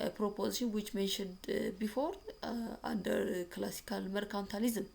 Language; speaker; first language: English; non-native, local second language; Amharic